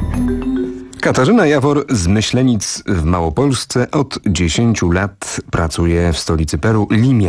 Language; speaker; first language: Polish; native; Polish